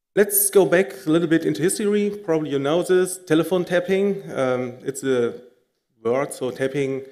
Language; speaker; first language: English; non-native, fluent; German